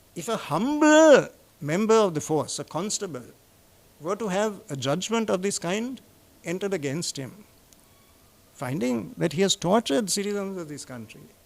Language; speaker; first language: English; non-native, local second language; Sinhala